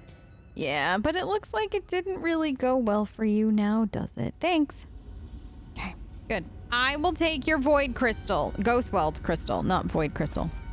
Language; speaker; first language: English; native; English